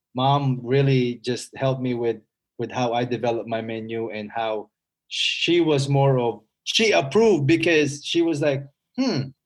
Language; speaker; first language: English; non-native, local second language; Filipino